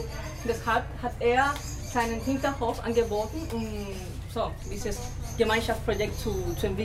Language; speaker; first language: German; non-native, fluent; Spanish